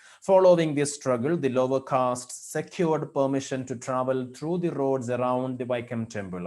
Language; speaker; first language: English; non-native, local second language; Malayalam